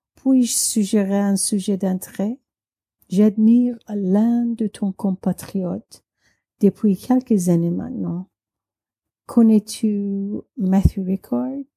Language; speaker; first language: French; non-native, learner; Persian